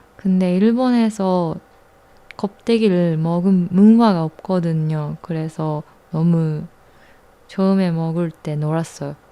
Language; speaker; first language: Korean; non-native, learner; Japanese